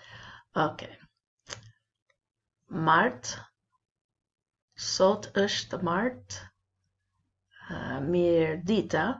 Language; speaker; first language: Albanian; non-native, learner; English